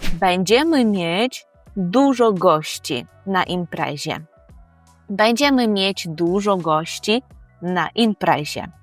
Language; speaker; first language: Polish; non-native, fluent; Ukrainian